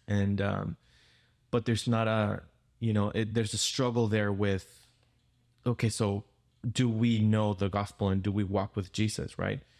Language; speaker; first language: English; non-native, fluent; Spanish